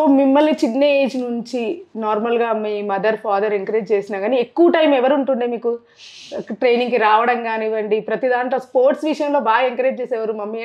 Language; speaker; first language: Telugu; native; Telugu